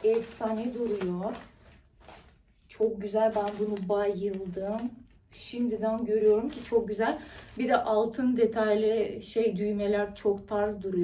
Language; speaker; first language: Turkish; non-native, fluent; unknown